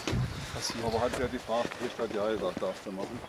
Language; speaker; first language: German; native; German